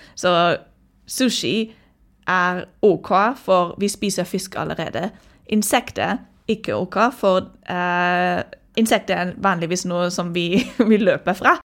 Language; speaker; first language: Norwegian; non-native, fluent; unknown